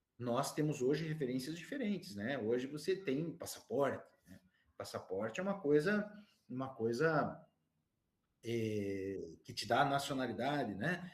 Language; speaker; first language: Portuguese; native; Portuguese